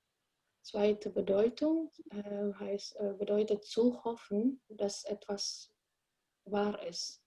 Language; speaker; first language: German; non-native, fluent; Indonesian